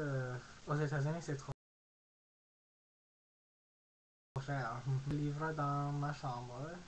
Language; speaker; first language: French; non-native, learner; English